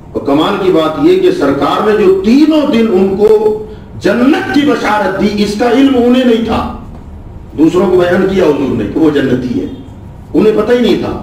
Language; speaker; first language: Hindi; non-native, local second language; Urdu